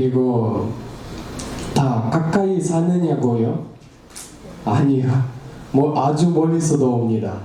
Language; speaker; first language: Korean; non-native, learner; Kyrgyz